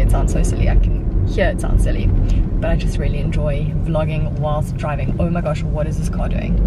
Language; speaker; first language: English; native; English